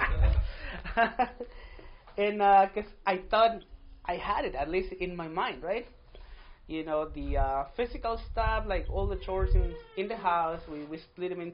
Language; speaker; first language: English; non-native, fluent; Spanish